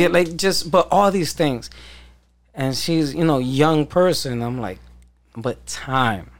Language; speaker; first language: English; early bilingual, other home language; Spanish